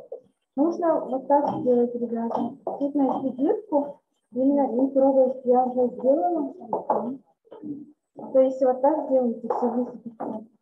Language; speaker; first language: Russian; non-native, local second language; Yakut